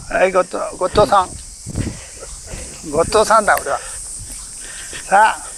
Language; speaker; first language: Japanese; native; Japanese